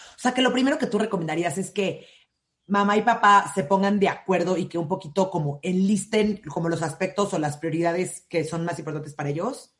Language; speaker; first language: Spanish; native; Spanish